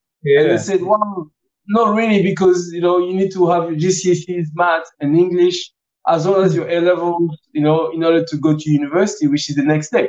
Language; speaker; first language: English; early bilingual, other home language; French